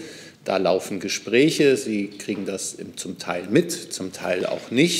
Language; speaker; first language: German; native; German